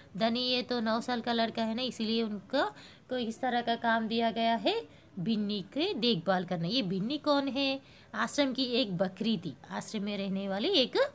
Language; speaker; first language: Hindi; non-native, local second language; Telugu